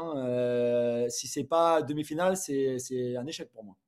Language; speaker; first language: French; native; French